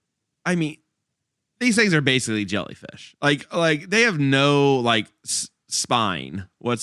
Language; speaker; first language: English; native; English